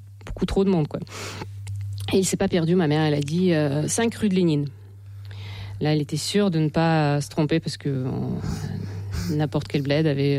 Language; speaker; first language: French; non-native, fluent; Russian